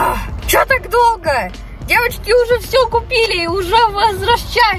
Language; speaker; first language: Russian; early bilingual, heritage; Russian